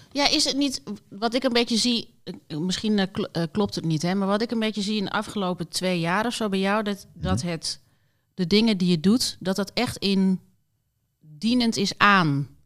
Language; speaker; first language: Dutch; native; Dutch